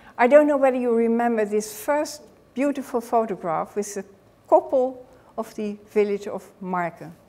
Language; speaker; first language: English; non-native, fluent; Dutch